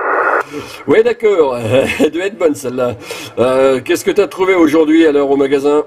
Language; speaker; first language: French; native; French